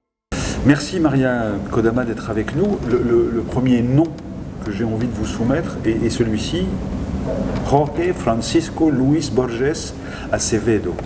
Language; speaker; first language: French; native; French